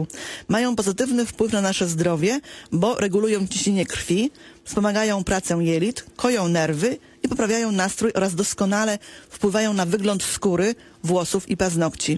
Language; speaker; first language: Polish; native; Polish